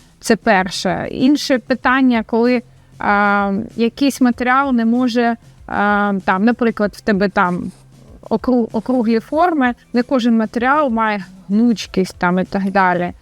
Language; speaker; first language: Ukrainian; native; Ukrainian